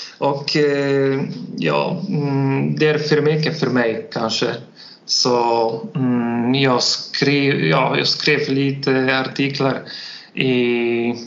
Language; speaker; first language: Swedish; non-native, learner; Polish